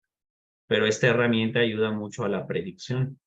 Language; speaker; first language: Spanish; native; Spanish